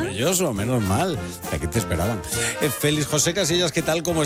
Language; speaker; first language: Spanish; native; Spanish